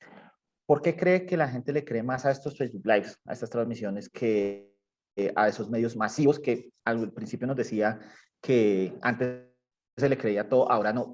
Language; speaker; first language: Spanish; native; Spanish